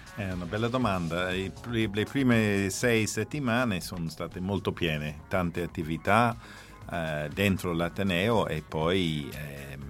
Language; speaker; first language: Italian; non-native, fluent; English